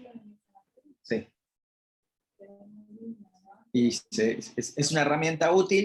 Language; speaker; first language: Spanish; native; Spanish